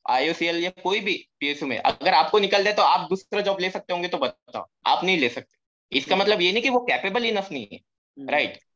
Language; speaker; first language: Hindi; non-native, local second language; Marathi